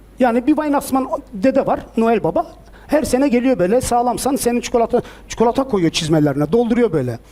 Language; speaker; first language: Turkish; early bilingual, heritage; Turkish